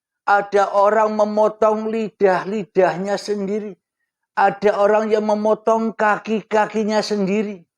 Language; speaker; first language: Indonesian; non-native, local second language; Javanese